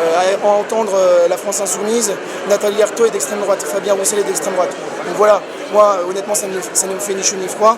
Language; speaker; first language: French; native; French